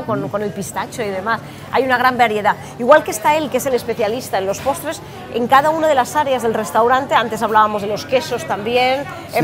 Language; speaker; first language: Spanish; native; Spanish